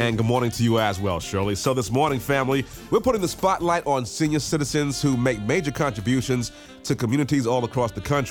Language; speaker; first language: English; native; English